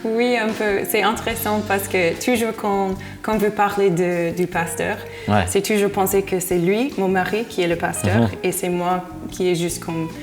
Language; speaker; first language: French; non-native, fluent; English